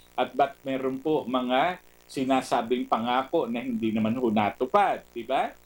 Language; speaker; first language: Filipino; native; Filipino